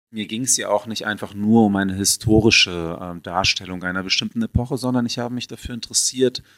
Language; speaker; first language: German; native; German